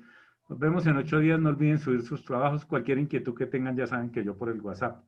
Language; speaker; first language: Spanish; native; Spanish